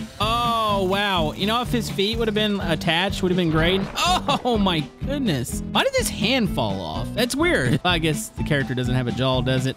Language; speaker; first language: English; native; English